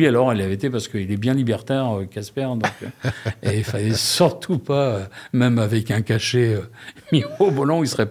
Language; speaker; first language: French; native; French